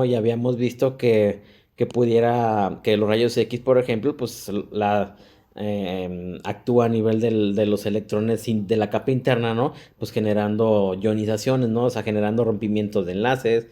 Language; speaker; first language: Spanish; native; Spanish